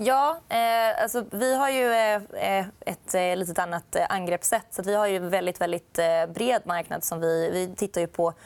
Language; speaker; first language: Swedish; native; Swedish